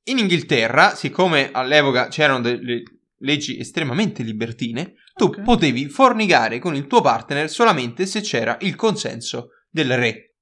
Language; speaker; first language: Italian; native; Italian